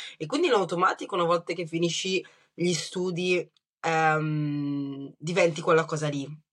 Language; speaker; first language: Italian; early bilingual, other home language; Kinyarwanda